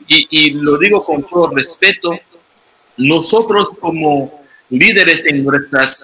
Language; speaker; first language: Spanish; native; Spanish